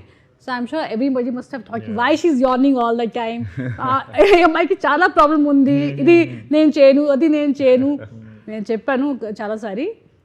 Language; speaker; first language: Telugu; non-native, learner; Hindi